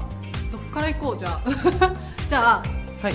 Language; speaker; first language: Japanese; non-native, fluent; Chinese